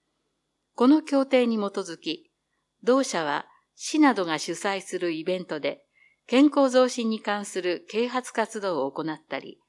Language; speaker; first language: Japanese; native; Japanese